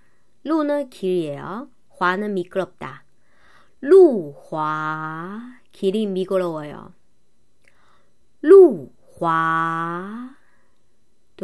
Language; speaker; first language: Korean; non-native, fluent; Chinese